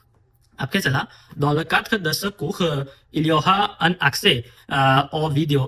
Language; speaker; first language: French; non-native, fluent; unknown